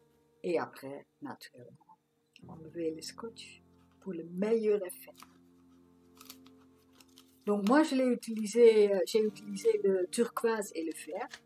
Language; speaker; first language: French; non-native, fluent; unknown